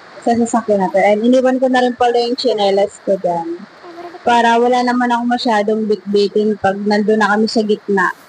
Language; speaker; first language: Filipino; non-native, local second language; Bikol